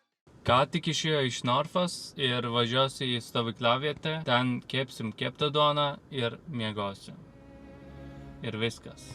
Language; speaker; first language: Lithuanian; non-native, learner; Turkish